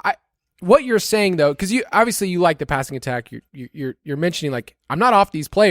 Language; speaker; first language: English; native; English